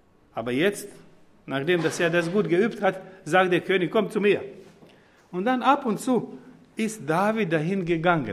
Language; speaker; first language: German; non-native, fluent; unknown